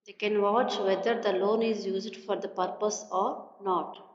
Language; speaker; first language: English; non-native, local second language; Telugu